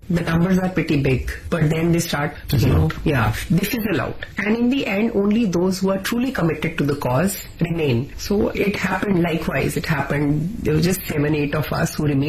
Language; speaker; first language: English; non-native, local second language; Hindi